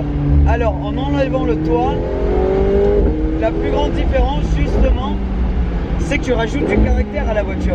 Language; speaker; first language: French; native; French